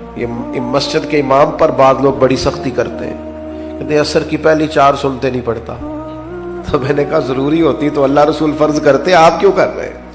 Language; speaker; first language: Urdu; non-native, local second language; Punjabi